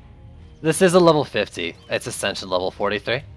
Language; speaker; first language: English; native; English